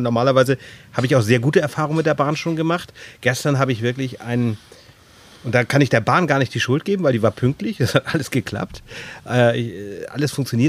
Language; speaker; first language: German; native; German